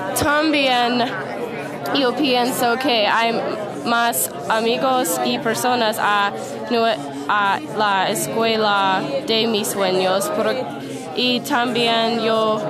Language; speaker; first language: Spanish; non-native, learner; English